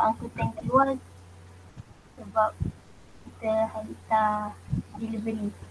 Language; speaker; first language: Malay; native; Malay